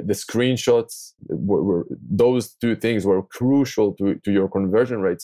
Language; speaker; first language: English; non-native, fluent; Hebrew